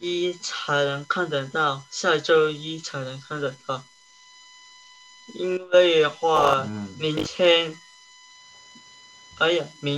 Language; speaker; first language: Chinese; early bilingual, heritage; Chinese